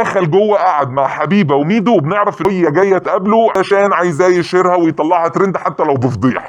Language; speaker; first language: Arabic; native; Arabic